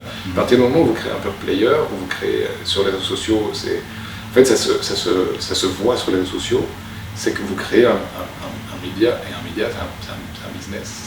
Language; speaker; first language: French; native; French